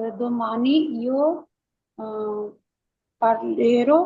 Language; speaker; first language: Italian; non-native, learner; Punjabi